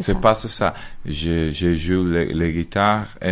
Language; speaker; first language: French; non-native, learner; Portuguese